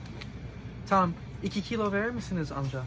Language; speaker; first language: Turkish; non-native, learner; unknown